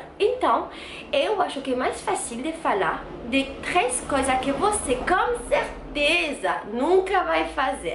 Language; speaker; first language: Portuguese; non-native, learner; French